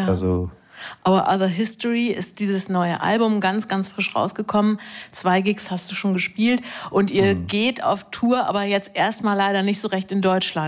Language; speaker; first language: German; native; German